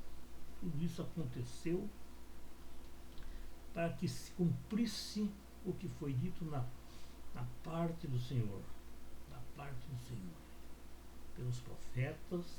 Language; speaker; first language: Portuguese; native; Portuguese